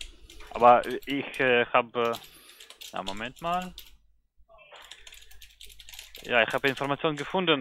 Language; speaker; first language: German; non-native, learner; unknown